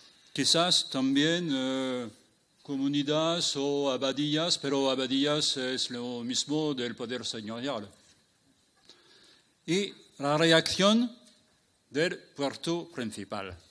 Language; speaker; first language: Spanish; non-native, fluent; French